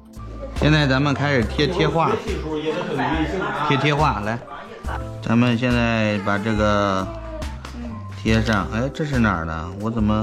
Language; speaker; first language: Chinese; native; Chinese